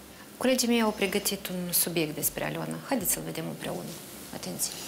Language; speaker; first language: Romanian; native; Romanian